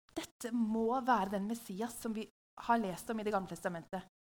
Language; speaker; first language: Norwegian; native; Norwegian